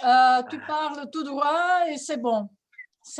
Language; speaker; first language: French; non-native, fluent; Italian